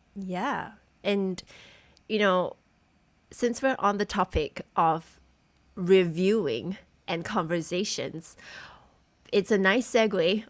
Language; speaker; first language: English; native; English